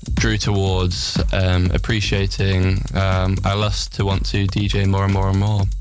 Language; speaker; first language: English; native; English